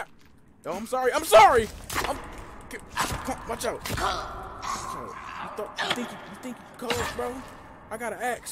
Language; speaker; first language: English; native; English